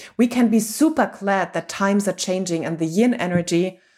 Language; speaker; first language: English; non-native, fluent; German